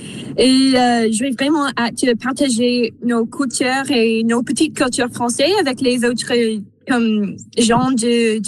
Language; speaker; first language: French; non-native, local second language; English